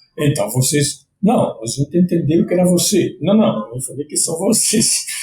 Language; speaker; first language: Portuguese; non-native, fluent; French